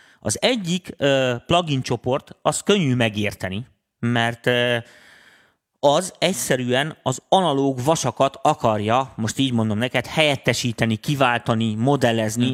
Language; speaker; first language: Hungarian; native; Hungarian